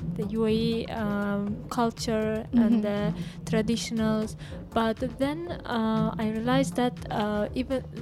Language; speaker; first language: English; non-native, learner; Russian